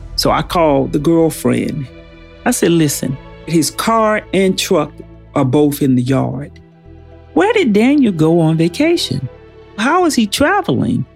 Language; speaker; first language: English; native; English